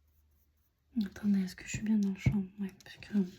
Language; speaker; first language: French; native; French